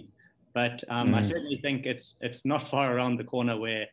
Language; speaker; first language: English; native; English